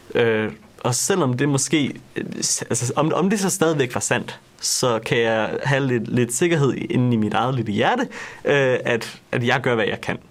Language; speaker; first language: Danish; native; Danish